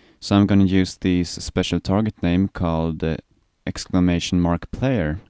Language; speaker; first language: English; non-native, fluent; Swedish